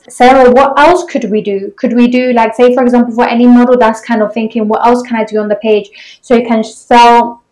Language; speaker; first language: English; native; English